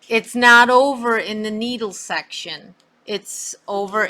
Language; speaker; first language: English; native; English